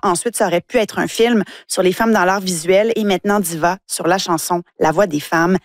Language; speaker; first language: French; native; French